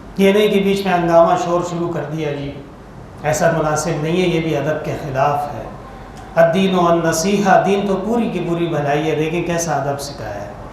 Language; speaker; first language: Urdu; non-native, local second language; Pashto